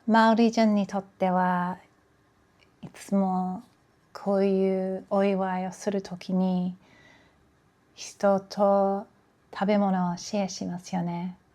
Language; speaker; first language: Japanese; non-native, learner; English